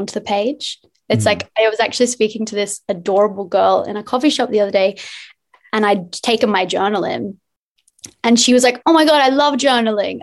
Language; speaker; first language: English; native; English